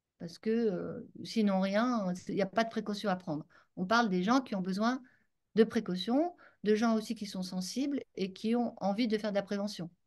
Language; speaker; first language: French; native; French